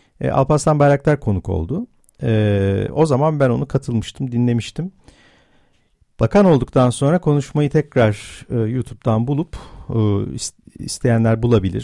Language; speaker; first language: Turkish; native; Turkish